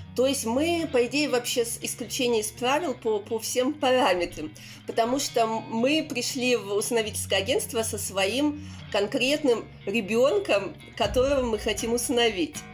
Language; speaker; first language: Russian; native; Russian